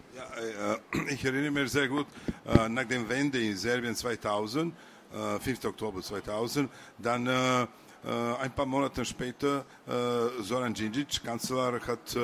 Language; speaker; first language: German; non-native, learner; Serbian